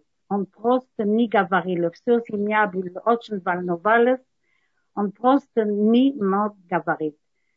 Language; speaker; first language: Russian; non-native, learner; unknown